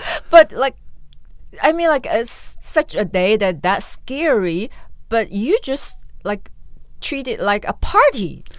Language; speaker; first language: English; non-native, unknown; Chinese